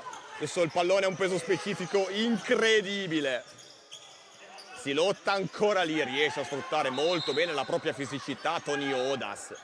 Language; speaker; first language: Italian; native; Italian